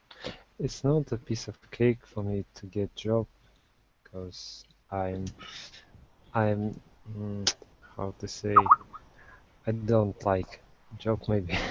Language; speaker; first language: English; non-native, learner; Russian